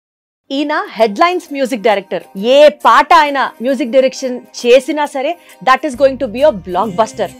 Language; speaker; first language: Telugu; native; Telugu